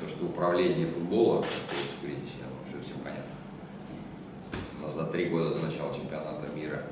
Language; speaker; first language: Russian; native; Russian